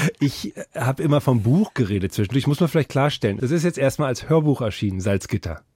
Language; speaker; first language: German; native; German